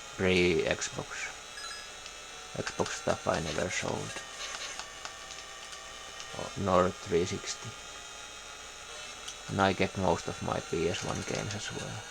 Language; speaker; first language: English; non-native, fluent; Finnish